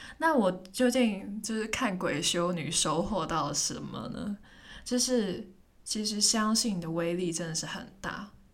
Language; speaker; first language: Chinese; non-native, local second language; Cantonese